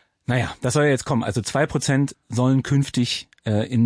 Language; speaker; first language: German; native; German